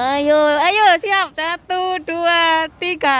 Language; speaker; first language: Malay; non-native, local second language; Javanese